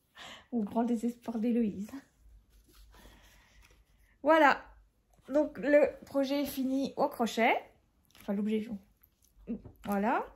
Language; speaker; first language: French; native; French